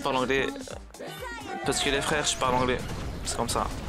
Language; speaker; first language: French; native; French